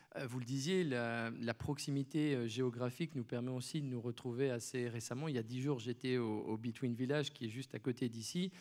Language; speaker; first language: French; native; French